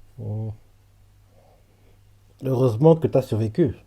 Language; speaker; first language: French; native; French